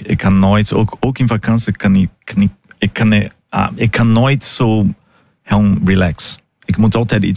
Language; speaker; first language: Dutch; early bilingual, heritage; Portuguese